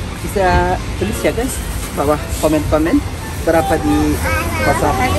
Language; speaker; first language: Indonesian; non-native, learner; Turkish